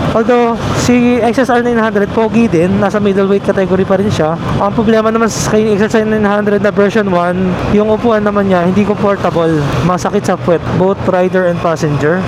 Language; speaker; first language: Filipino; native; Filipino